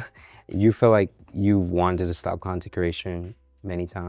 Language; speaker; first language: English; native; English